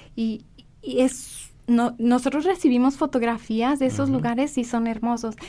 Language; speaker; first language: Spanish; native; Spanish